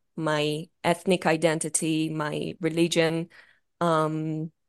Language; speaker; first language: English; non-native, fluent; Hebrew